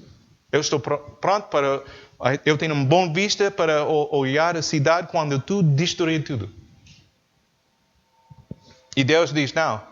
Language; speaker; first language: Portuguese; non-native, learner; English